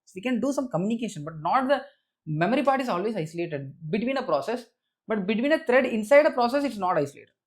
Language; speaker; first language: English; non-native, local second language; Tamil